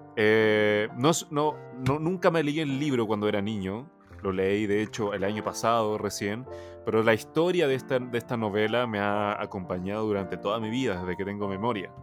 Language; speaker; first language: Spanish; early bilingual, other home language; Chinese